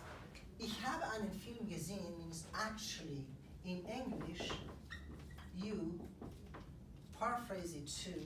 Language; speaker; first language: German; non-native, fluent; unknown